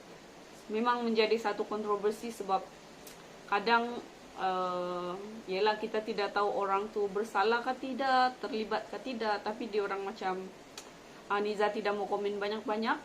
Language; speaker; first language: Indonesian; non-native, local second language; Malay